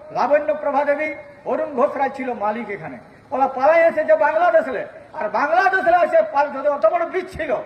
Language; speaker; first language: Bangla; native; Bangla